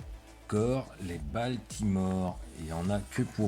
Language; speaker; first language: French; native; French